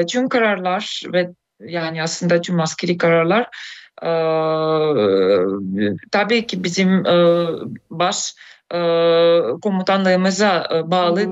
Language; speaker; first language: Turkish; non-native, fluent; Russian